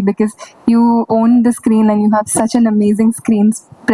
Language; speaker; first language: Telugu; non-native, fluent; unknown